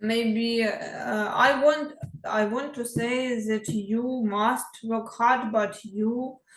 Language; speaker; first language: English; non-native, learner; Ukrainian